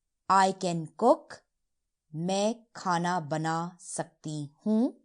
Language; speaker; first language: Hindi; early bilingual, heritage; Urdu